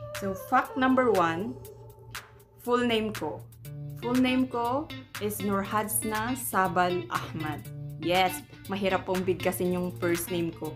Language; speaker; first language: Filipino; non-native, local second language; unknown